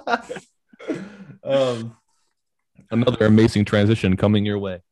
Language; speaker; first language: English; native; English